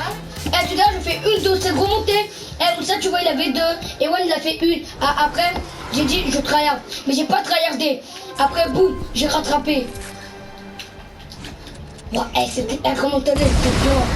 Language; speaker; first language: French; native; French